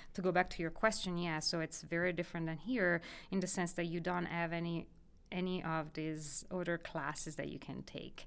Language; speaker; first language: English; non-native, fluent; Italian